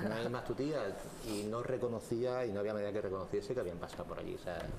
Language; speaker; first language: Spanish; native; Spanish